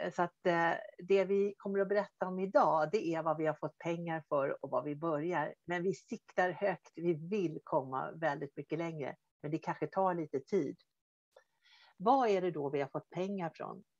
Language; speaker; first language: Swedish; native; Swedish